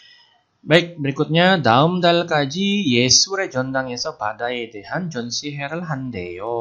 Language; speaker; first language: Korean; non-native, fluent; Indonesian